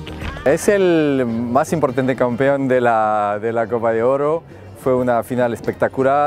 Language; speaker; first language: Spanish; non-native, fluent; French